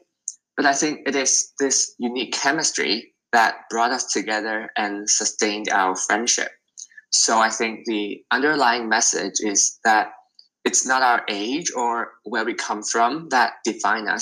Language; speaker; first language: English; non-native, local second language; Cantonese